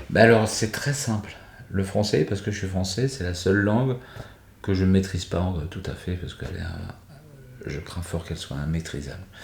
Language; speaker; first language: French; native; French